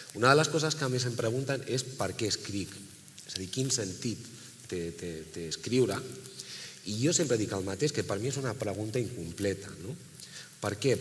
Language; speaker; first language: Catalan; non-native, local second language; Spanish